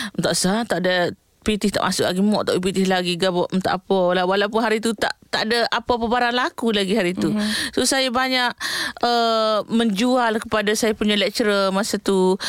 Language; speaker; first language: Malay; native; Malay